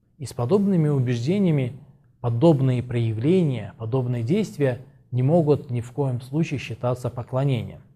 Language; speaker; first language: Russian; non-native, local second language; Azerbaijani